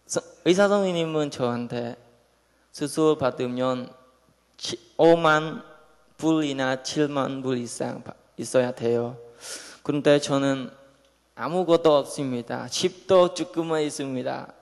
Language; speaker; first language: Korean; non-native, learner; Khmer